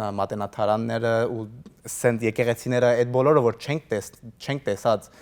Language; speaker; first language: Armenian; early bilingual, heritage; Armenian